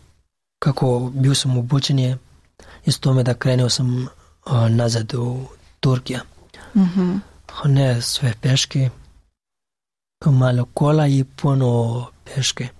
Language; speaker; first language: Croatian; non-native, learner; Pashto